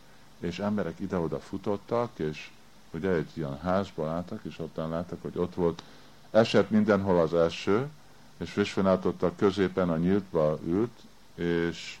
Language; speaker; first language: Hungarian; early bilingual, heritage; Hungarian